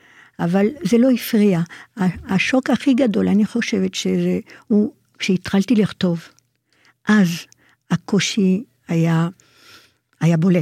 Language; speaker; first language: Hebrew; non-native, fluent; French